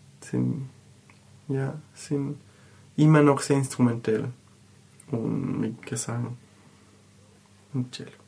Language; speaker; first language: German; non-native, learner; Spanish